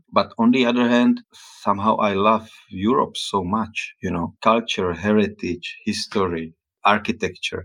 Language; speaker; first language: English; non-native, fluent; Czech